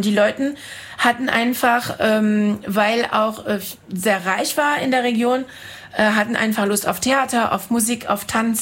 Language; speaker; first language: German; non-native, fluent; French